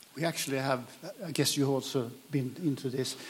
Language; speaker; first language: English; non-native, fluent; Swedish